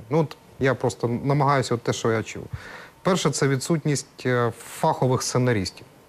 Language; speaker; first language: Ukrainian; native; Ukrainian